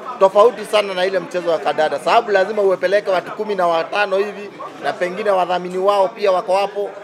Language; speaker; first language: Swahili; non-native, local second language; Kikuyu